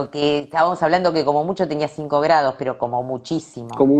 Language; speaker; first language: Spanish; native; Spanish